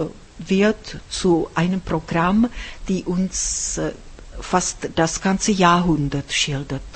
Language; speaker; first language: German; non-native, fluent; Czech